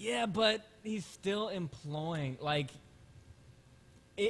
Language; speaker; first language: English; early bilingual, other home language; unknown